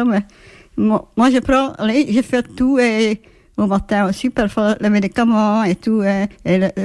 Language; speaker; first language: French; non-native, learner; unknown